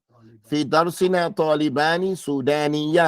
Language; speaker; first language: Arabic; non-native, fluent; English